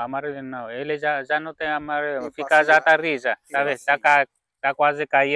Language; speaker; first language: Portuguese; non-native, learner; Vietnamese